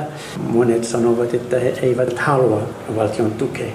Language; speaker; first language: Finnish; non-native, learner; Arabic